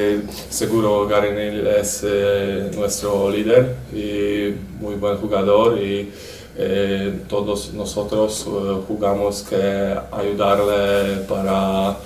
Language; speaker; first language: Spanish; non-native, learner; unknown